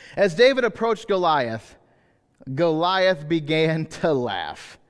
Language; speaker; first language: English; native; English